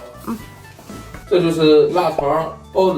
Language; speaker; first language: Chinese; native; Chinese